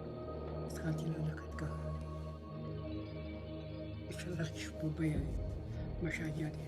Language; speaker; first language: Hebrew; non-native, fluent; Amharic